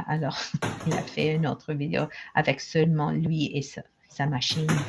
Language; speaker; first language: French; non-native, local second language; English